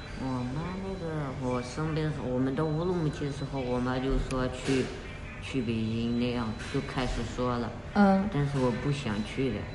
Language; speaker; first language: Chinese; non-native, local second language; Uyghur